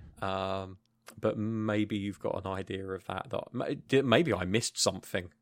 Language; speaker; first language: English; native; English